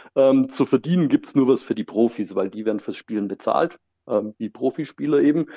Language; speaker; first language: German; native; German